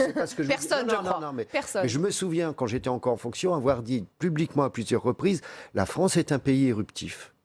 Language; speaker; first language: French; native; French